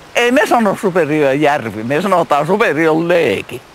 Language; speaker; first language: Finnish; early bilingual, heritage; Finnish